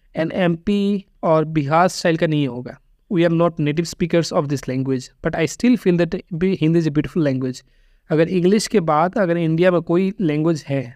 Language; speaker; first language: Hindi; non-native, local second language; Bangla